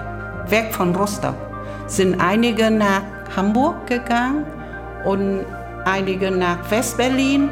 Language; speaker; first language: German; non-native, learner; Vietnamese